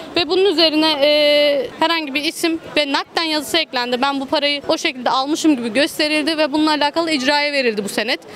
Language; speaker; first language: Turkish; early bilingual, heritage; Turkish